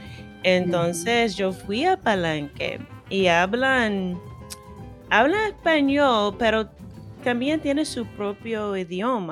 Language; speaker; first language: Spanish; non-native, fluent; English